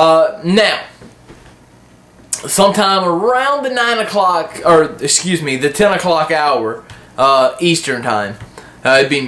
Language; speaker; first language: English; native; English